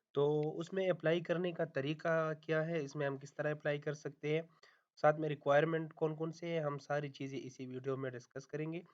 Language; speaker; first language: Hindi; non-native, local second language; Punjabi